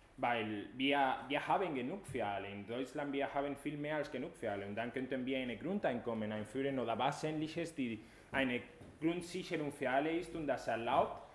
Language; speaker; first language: German; non-native, fluent; Spanish